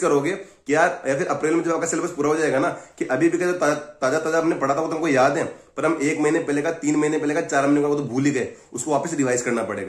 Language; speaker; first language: Hindi; native; Hindi